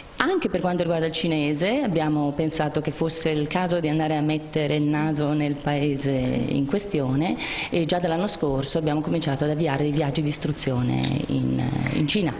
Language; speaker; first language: Italian; native; Italian